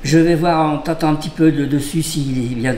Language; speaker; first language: French; native; French